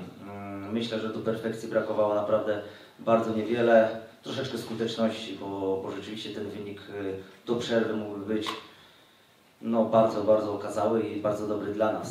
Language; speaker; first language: Polish; native; Polish